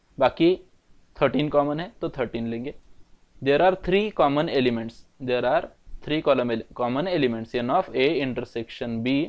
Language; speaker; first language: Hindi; non-native, local second language; Marathi